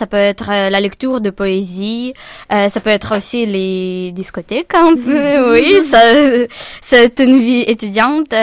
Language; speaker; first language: French; non-native, learner; Ukrainian